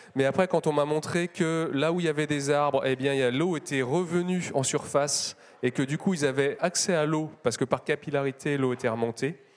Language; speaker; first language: French; native; French